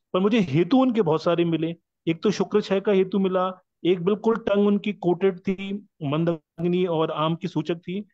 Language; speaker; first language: Hindi; non-native, local second language; Marathi